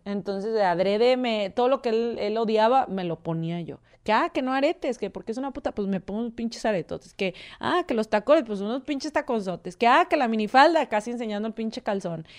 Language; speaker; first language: Spanish; native; Spanish